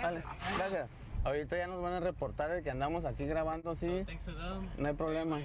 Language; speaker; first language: Spanish; native; Spanish